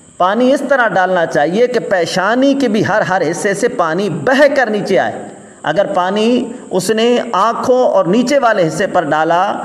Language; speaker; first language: Urdu; native; Urdu